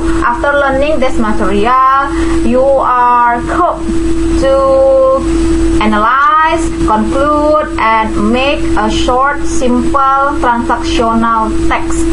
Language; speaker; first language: English; non-native, fluent; Indonesian